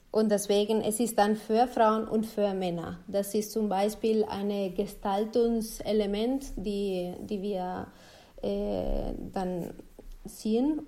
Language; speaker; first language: German; non-native, fluent; Spanish